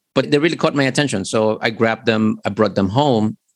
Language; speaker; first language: English; early bilingual, other home language; Spanish